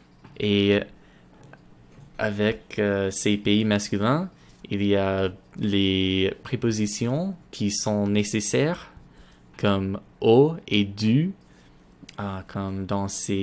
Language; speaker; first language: French; non-native, learner; English